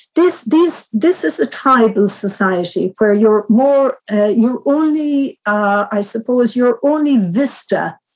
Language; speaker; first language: English; native; English